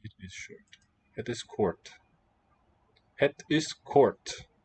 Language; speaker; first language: Dutch; non-native, learner; English